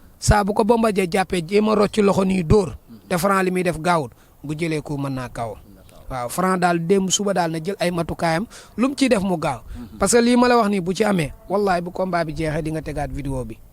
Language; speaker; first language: Wolof; native; Wolof